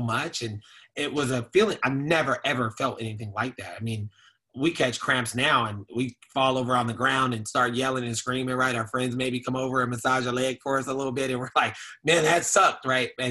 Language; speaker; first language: English; native; English